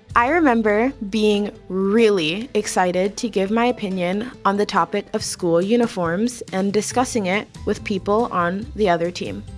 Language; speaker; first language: English; native; English